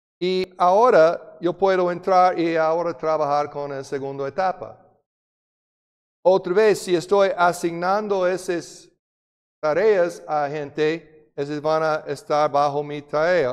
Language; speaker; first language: Spanish; non-native, fluent; English